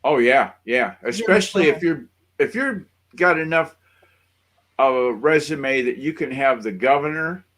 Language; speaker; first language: English; native; English